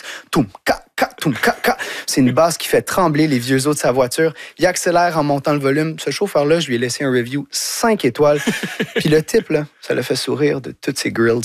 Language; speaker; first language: French; native; French